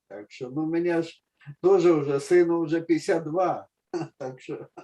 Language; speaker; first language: Russian; native; Russian